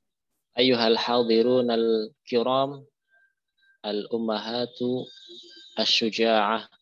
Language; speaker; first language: Arabic; non-native, fluent; Indonesian